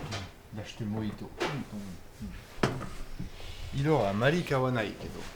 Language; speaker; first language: Japanese; non-native, learner; French